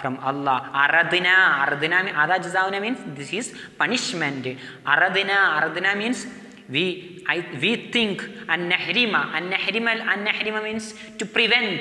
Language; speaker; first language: English; non-native, local second language; Malayalam